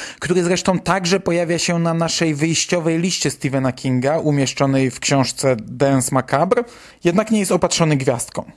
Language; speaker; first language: Polish; native; Polish